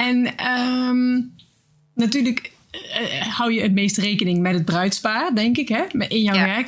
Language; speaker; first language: Dutch; native; Dutch